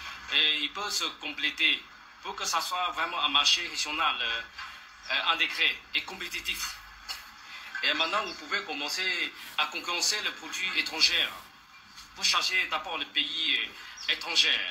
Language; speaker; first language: French; non-native, fluent; Chinese